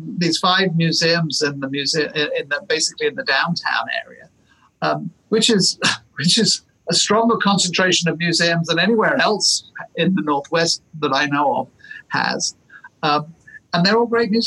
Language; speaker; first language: English; native; English